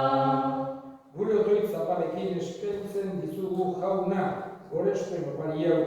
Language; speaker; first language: Basque; native; Basque